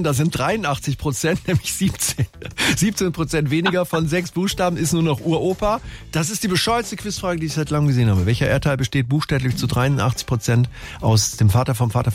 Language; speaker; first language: German; native; German